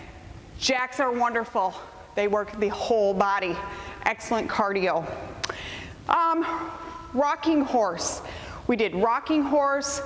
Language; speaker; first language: English; native; English